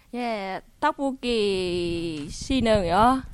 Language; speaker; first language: Korean; non-native, learner; Vietnamese